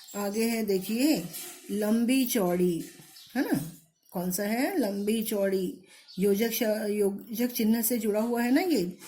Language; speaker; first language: Hindi; native; Hindi